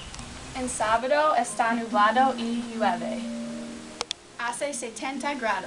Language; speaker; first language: Spanish; non-native, learner; English